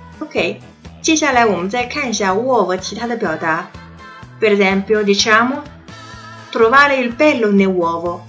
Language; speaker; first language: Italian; non-native, fluent; Chinese